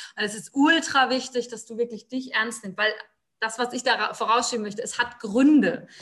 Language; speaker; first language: German; native; German